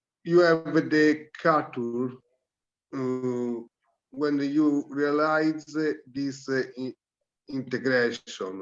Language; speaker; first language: English; non-native, learner; Italian